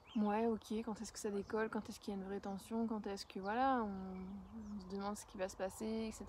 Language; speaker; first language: French; native; French